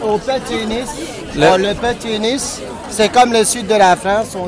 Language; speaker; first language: French; native; French